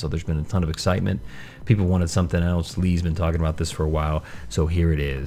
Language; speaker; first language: English; native; English